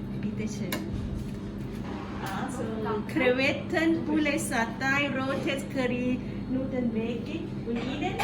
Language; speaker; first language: German; non-native, learner; Thai